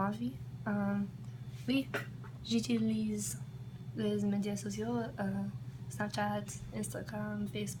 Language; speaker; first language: French; non-native, learner; English